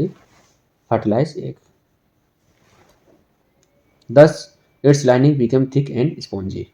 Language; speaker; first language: English; non-native, local second language; Hindi